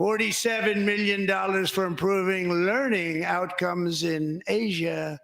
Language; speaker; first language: English; native; English